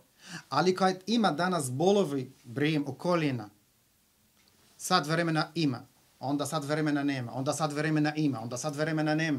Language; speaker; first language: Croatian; non-native, learner; Arabic